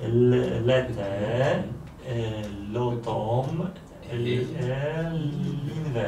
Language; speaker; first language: French; non-native, learner; Polish